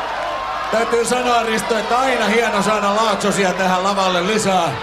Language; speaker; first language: Finnish; native; Finnish